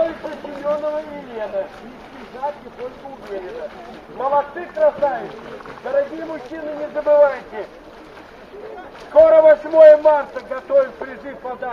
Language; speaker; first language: Russian; native; Russian